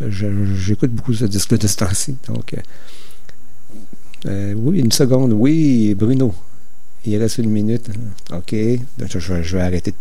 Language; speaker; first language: French; native; French